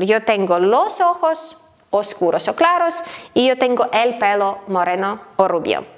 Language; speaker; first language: Spanish; non-native, fluent; Ukrainian